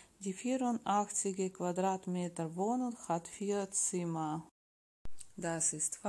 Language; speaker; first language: German; non-native, fluent; Russian